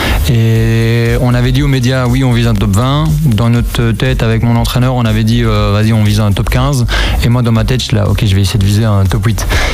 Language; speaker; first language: French; native; French